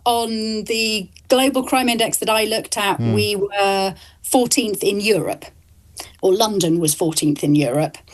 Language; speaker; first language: English; native; English